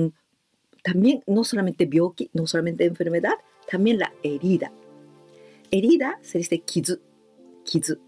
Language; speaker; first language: Spanish; non-native, fluent; Japanese